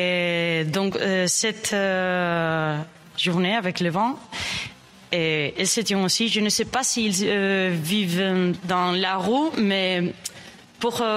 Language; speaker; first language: French; non-native, learner; Spanish